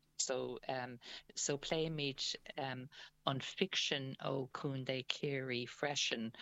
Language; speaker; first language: Irish; native; Irish